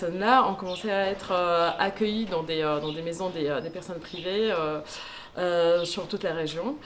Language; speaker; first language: French; native; French